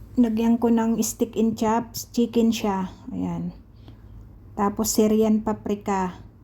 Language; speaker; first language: Filipino; native; Filipino